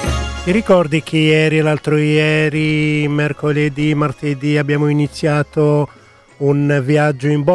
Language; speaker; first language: Italian; native; Italian